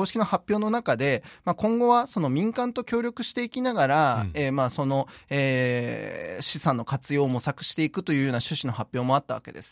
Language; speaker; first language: Japanese; native; Japanese